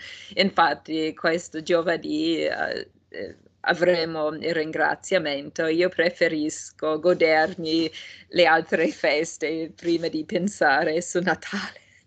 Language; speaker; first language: Italian; non-native, fluent; English